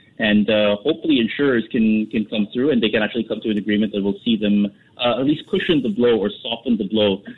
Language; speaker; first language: English; non-native, local second language; Filipino